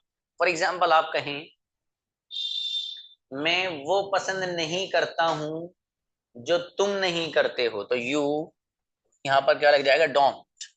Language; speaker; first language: Hindi; native; Hindi